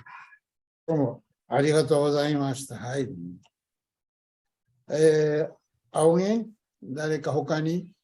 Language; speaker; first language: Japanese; early bilingual, heritage; Japanese